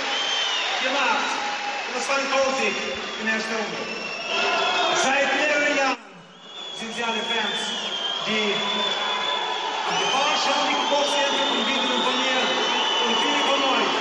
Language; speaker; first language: German; non-native, fluent; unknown